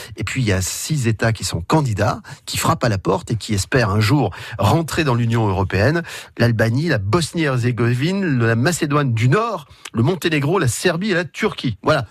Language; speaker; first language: French; native; French